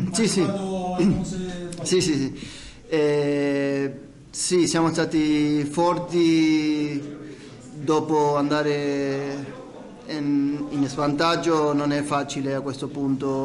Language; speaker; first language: Italian; non-native, fluent; Spanish